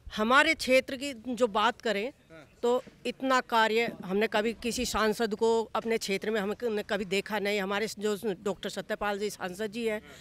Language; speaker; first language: Hindi; native; Hindi